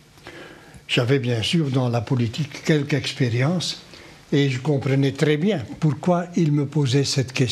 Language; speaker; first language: French; non-native, local second language; Dutch